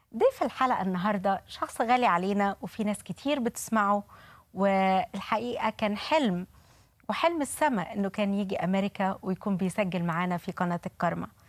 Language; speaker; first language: Arabic; native; Arabic